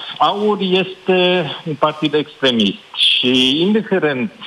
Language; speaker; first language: Romanian; native; Romanian